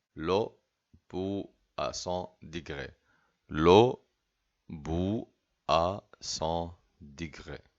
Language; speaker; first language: French; non-native, fluent; Arabic